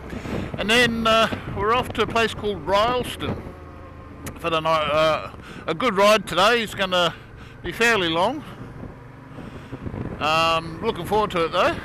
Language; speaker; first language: English; native; English